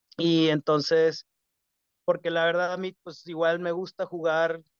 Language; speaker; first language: Spanish; native; Spanish